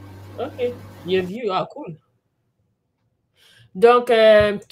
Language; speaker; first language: French; non-native, learner; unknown